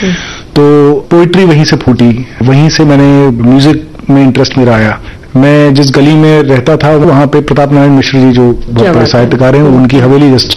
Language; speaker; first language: Hindi; native; Hindi